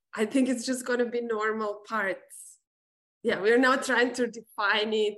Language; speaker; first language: English; non-native, fluent; Serbian